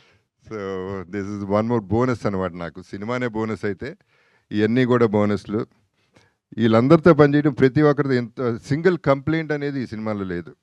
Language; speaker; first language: Telugu; native; Telugu